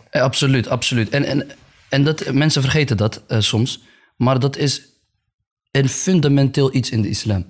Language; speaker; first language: Dutch; early bilingual, other home language; Arabic